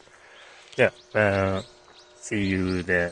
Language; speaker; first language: English; non-native, learner; Japanese